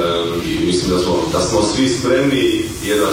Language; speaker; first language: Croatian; early bilingual, heritage; Croatian